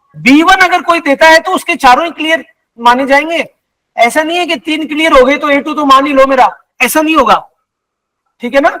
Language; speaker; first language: Hindi; native; Hindi